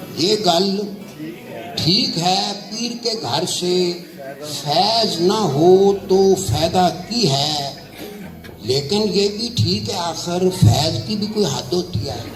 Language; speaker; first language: Urdu; non-native, local second language; Punjabi